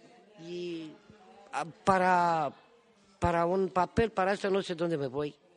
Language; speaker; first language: Spanish; non-native, learner; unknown